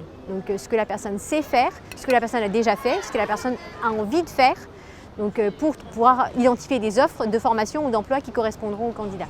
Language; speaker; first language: French; native; French